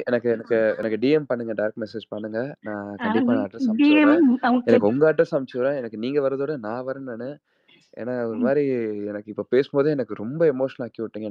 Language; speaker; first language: Tamil; native; Tamil